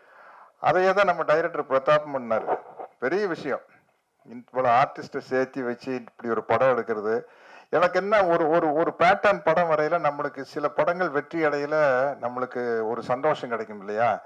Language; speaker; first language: Tamil; native; Tamil